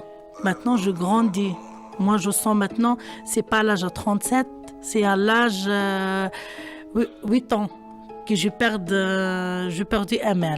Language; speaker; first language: French; non-native, learner; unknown